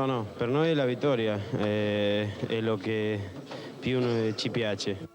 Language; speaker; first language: Italian; non-native, fluent; Spanish